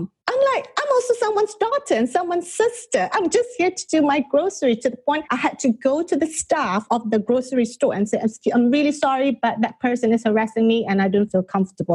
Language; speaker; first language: English; non-native, local second language; Malay